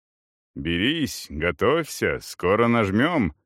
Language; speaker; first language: Russian; native; Russian